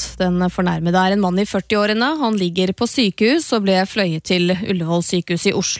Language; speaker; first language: Norwegian; native; Norwegian